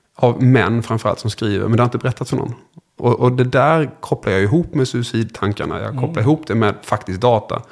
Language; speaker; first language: Swedish; native; Swedish